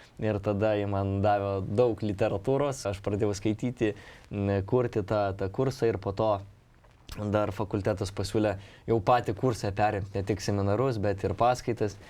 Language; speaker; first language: Lithuanian; non-native, local second language; Polish